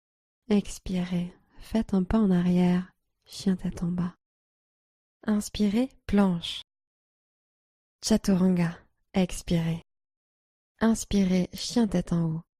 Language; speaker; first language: French; native; French